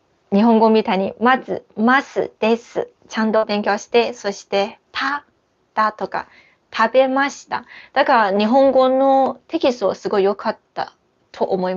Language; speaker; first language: Japanese; non-native, fluent; Chinese